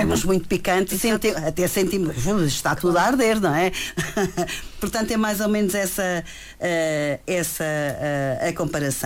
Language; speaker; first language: Portuguese; native; Portuguese